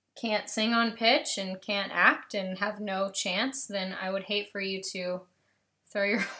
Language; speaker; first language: English; native; English